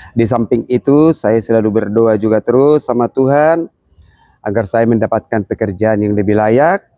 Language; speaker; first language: Indonesian; non-native, local second language; Batak Toba